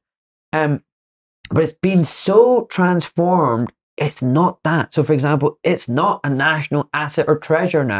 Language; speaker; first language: English; native; English